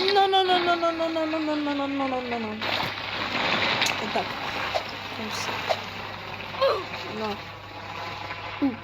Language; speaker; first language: French; native; French